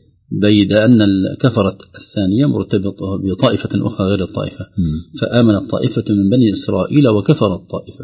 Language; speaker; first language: Arabic; native; Arabic